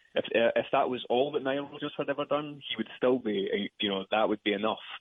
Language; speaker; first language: English; native; English